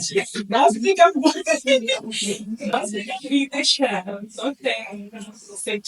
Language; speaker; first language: Portuguese; non-native, learner; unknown